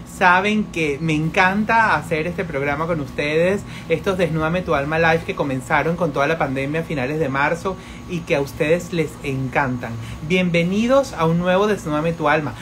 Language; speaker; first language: Spanish; native; Spanish